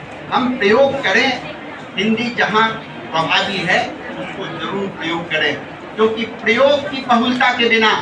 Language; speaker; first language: Hindi; native; Hindi